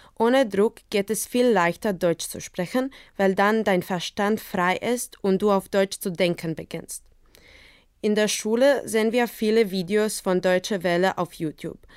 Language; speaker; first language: German; non-native, learner; Croatian